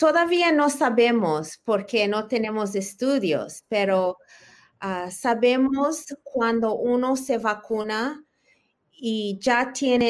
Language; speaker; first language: Spanish; early bilingual, heritage; Spanish